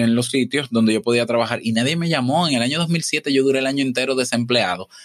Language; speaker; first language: Spanish; native; Spanish